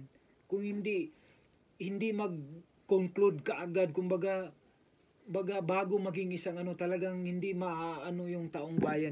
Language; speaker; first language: Filipino; native; Filipino